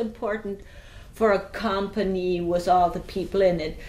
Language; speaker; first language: English; non-native, fluent; German